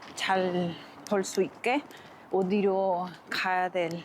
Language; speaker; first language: Korean; non-native, learner; Spanish